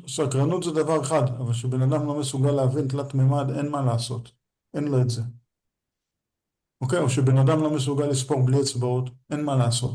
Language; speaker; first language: Hebrew; native; Hebrew